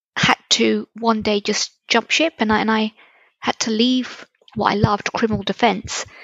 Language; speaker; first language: English; native; English